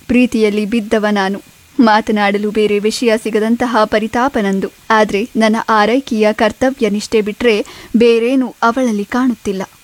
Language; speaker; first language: Kannada; native; Kannada